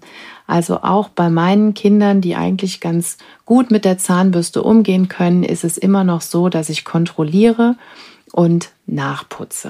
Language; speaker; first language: German; native; German